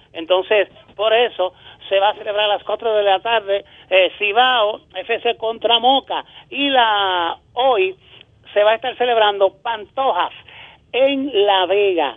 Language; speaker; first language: Spanish; native; Spanish